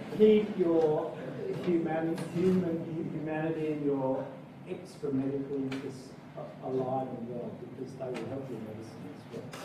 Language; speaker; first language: English; native; English